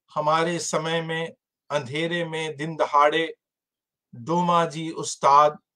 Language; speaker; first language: Hindi; native; Hindi